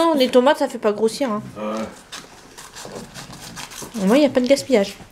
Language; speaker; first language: French; native; French